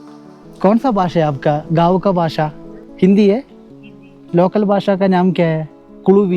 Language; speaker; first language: Hindi; non-native, local second language; Malayalam